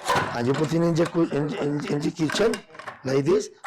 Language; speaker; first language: English; non-native, learner; Spanish